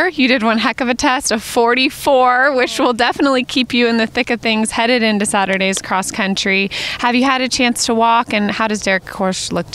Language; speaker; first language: English; native; English